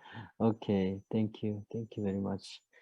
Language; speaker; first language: English; non-native, fluent; Korean